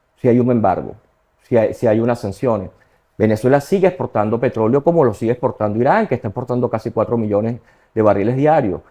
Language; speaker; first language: Spanish; native; Spanish